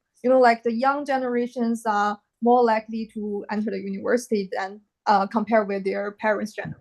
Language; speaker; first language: English; non-native, fluent; Chinese